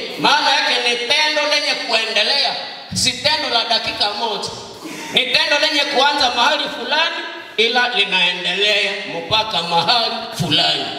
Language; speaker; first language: Swahili; non-native, local second language; Nande